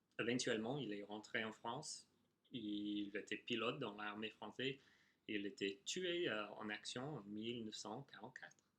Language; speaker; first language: French; non-native, fluent; English